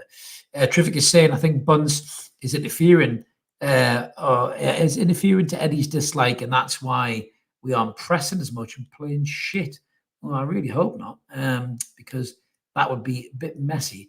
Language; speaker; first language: English; native; English